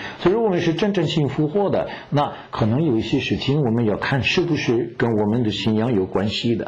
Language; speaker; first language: Chinese; non-native, fluent; French